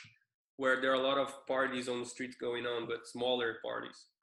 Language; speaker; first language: English; non-native, fluent; Portuguese